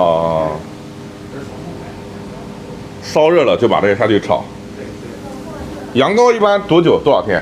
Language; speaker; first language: Chinese; native; Chinese